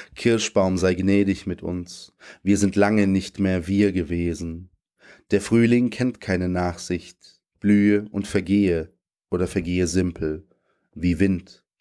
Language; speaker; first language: German; native; German